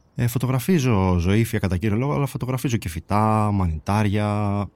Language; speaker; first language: Greek; native; Greek